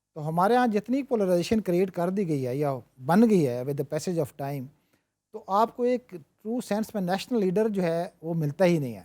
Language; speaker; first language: Urdu; non-native, local second language; Punjabi